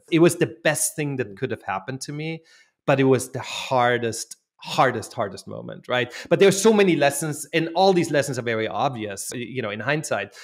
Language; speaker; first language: English; non-native, fluent; German